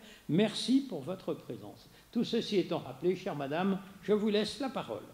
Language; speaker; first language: French; native; French